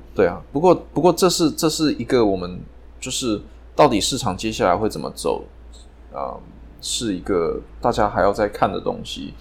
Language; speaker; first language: Chinese; native; Chinese